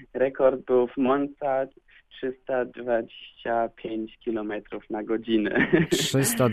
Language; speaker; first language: Polish; early bilingual, heritage; Polish